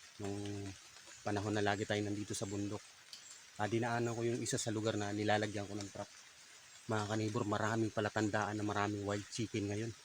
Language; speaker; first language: Filipino; native; Filipino